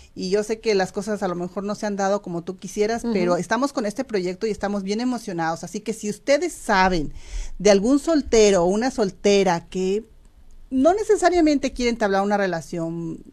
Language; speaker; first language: Spanish; native; Spanish